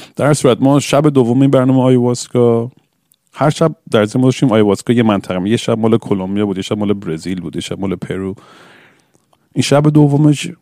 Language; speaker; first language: Persian; early bilingual, other home language; English